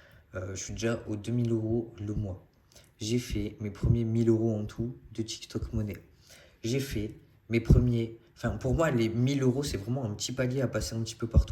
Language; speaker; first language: French; native; French